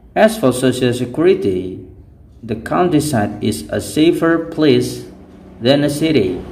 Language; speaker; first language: English; non-native, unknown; Indonesian